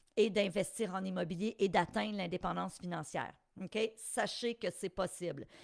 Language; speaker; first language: French; native; French